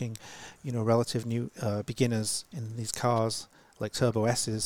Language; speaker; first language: English; native; English